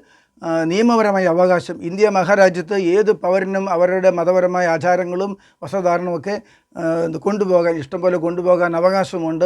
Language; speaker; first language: Malayalam; native; Malayalam